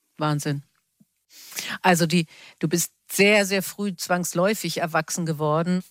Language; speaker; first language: German; native; German